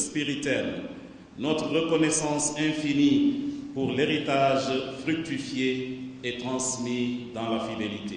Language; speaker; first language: French; non-native, local second language; Jola-Fonyi